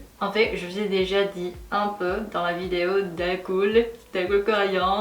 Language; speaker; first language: French; non-native, fluent; Korean